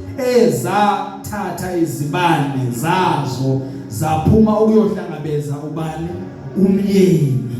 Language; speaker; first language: Zulu; native; Zulu